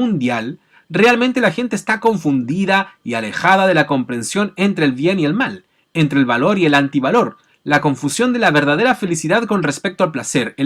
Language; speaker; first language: Spanish; native; Spanish